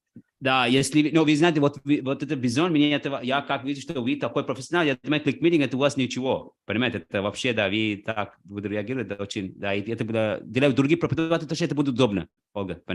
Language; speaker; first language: Russian; non-native, fluent; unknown